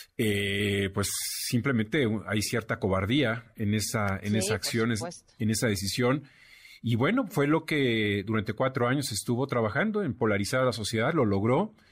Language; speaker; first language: Spanish; native; Spanish